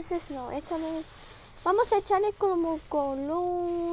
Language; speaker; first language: Spanish; native; Spanish